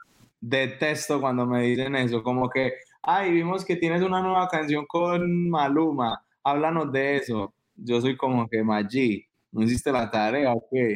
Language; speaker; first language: Spanish; native; Spanish